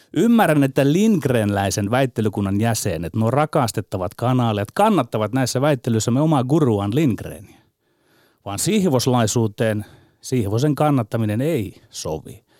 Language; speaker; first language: Finnish; native; Finnish